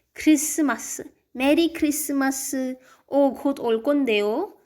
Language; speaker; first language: Korean; non-native, learner; Hindi